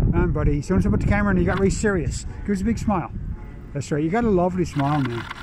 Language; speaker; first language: English; native; English